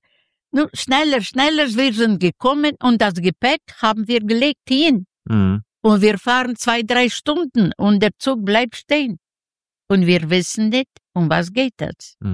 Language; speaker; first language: German; non-native, fluent; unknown